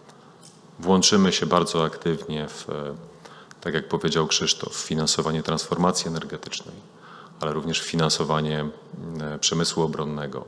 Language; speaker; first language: Polish; native; Polish